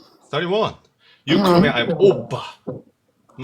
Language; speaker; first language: English; non-native, learner; Korean